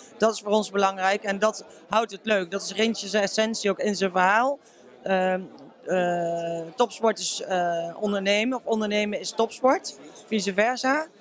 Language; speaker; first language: Dutch; native; Dutch